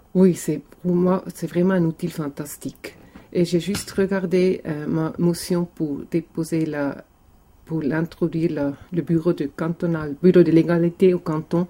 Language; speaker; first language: French; non-native, local second language; German